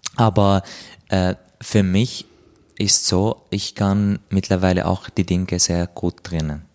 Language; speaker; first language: German; non-native, fluent; Arabic